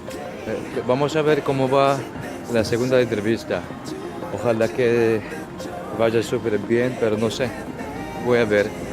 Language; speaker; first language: Spanish; non-native, fluent; Korean